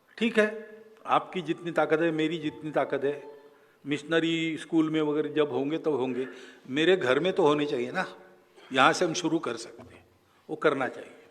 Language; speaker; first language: Hindi; non-native, local second language; Marathi